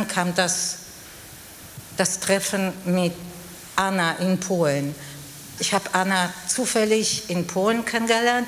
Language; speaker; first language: German; non-native, fluent; Polish